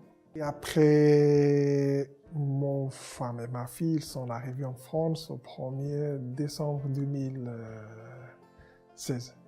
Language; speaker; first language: French; non-native, learner; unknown